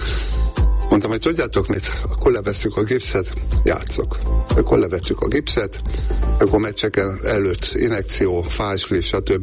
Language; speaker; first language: Hungarian; native; Hungarian